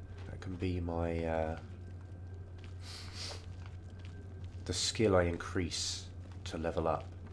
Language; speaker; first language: English; native; English